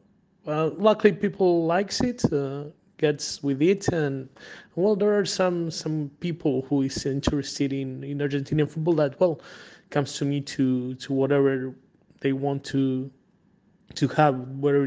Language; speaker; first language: English; non-native, fluent; Spanish